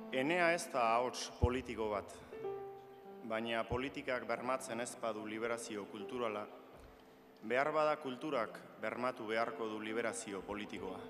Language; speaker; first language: Basque; native; Basque